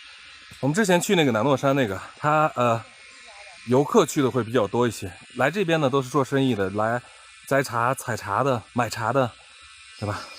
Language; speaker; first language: Chinese; native; Chinese